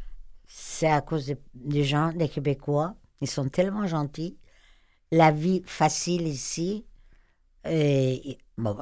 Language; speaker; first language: French; non-native, fluent; Persian